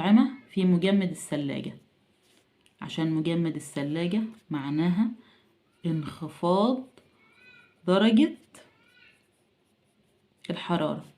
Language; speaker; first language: Arabic; native; Arabic